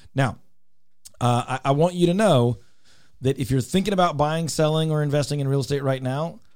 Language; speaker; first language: English; native; English